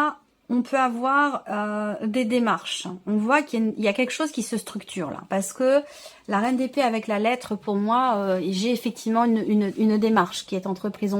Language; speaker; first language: French; native; French